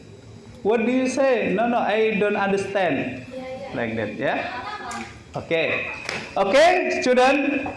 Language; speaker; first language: English; non-native, learner; Indonesian